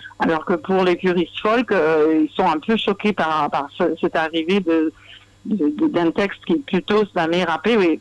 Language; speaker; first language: French; non-native, fluent; English